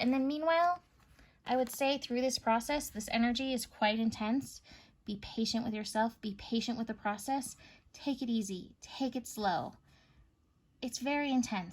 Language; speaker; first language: English; native; English